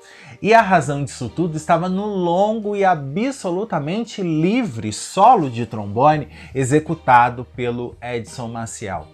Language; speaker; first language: Portuguese; native; Portuguese